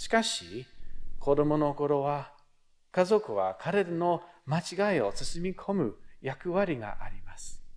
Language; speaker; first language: Japanese; non-native, fluent; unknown